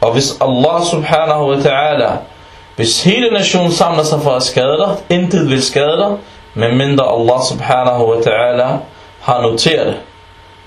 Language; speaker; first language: Danish; early bilingual, other home language; Arabic